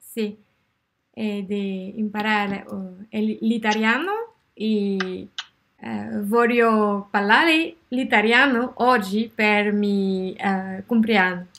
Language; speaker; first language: Italian; non-native, learner; French